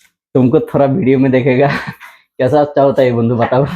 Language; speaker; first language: Hindi; non-native, learner; Bangla